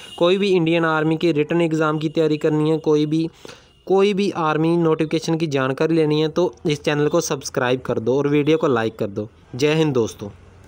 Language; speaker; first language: Hindi; non-native, local second language; Punjabi